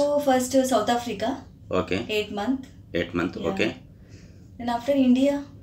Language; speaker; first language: English; non-native, learner; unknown